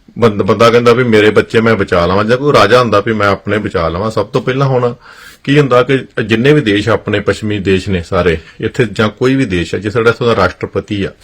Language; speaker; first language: Punjabi; native; Punjabi